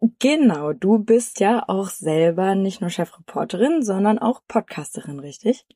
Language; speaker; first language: German; native; German